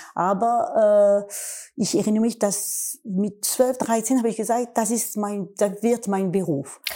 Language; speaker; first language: German; non-native, learner; French